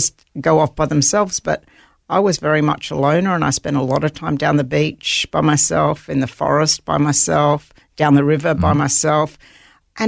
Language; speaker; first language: English; native; English